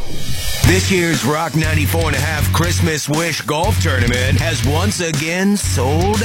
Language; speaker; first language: English; native; English